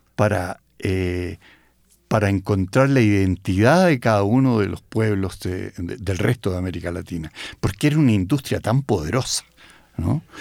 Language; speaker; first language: Spanish; native; Spanish